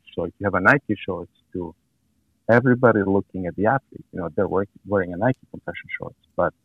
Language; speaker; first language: English; non-native, fluent; Serbian